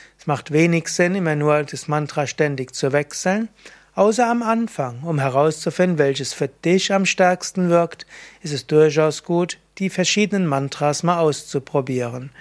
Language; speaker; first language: German; native; German